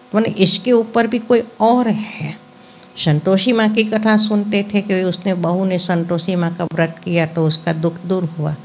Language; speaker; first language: Hindi; non-native, local second language; Gujarati